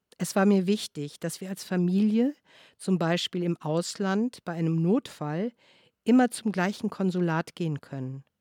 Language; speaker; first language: German; non-native, fluent; French